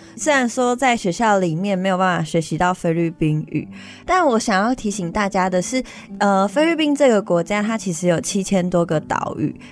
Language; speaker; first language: Chinese; early bilingual, other home language; Filipino